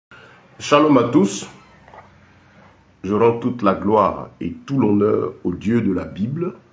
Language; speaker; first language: French; native; French